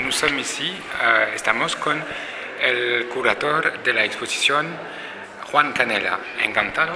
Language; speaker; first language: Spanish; non-native, fluent; French